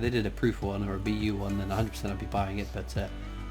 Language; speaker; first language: English; native; English